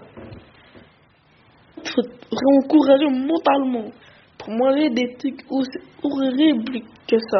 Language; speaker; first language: French; early bilingual, other home language; Arabic